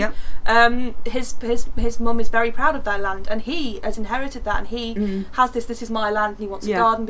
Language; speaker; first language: English; native; English